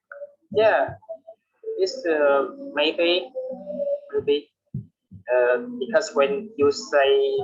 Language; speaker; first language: English; non-native, learner; Vietnamese